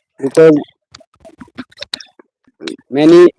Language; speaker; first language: English; non-native, learner; Hindi